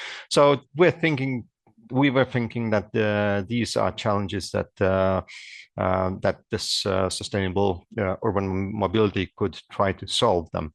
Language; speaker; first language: English; non-native, fluent; Lithuanian